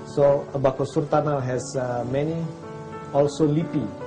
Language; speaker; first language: English; non-native, fluent; Indonesian